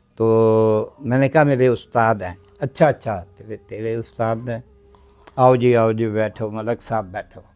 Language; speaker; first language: Urdu; non-native, local second language; Punjabi